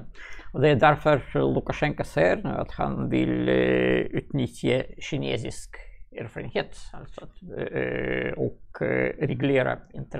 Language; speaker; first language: Swedish; non-native, fluent; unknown